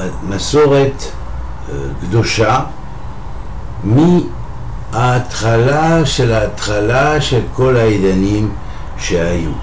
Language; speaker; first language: Hebrew; non-native, fluent; French